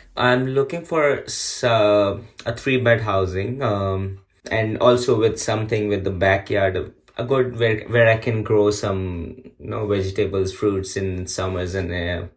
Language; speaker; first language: English; non-native, local second language; Urdu